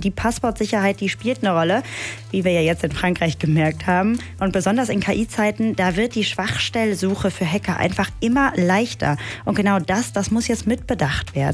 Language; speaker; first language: German; native; German